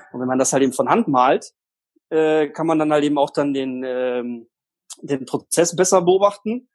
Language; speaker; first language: German; early bilingual, other home language; Polish